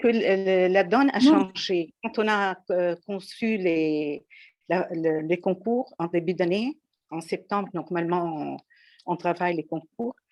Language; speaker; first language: French; non-native, local second language; Arabic